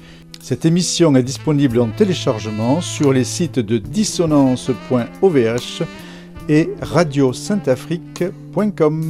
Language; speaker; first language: French; native; French